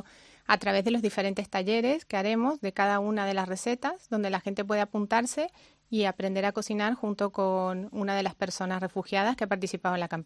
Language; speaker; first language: Spanish; native; Spanish